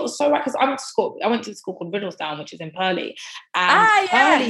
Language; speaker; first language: English; native; English